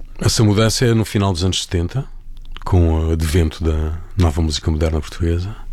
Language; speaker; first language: Portuguese; native; Portuguese